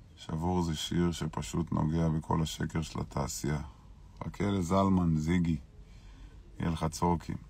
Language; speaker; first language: Hebrew; native; Hebrew